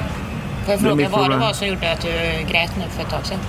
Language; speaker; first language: Swedish; native; Swedish